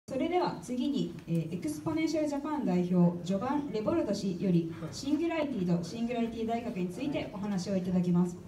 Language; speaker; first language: Japanese; native; Japanese